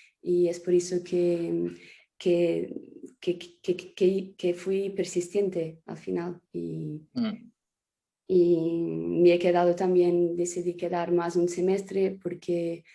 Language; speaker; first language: Spanish; non-native, fluent; Portuguese